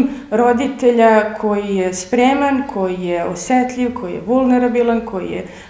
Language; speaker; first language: Serbian; native; Serbian